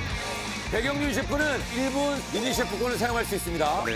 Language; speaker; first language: Korean; native; Korean